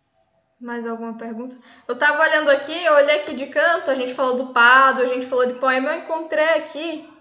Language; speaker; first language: Portuguese; native; Portuguese